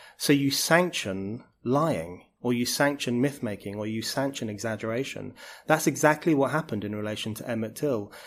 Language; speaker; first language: English; native; English